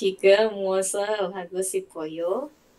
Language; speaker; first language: Korean; non-native, learner; Indonesian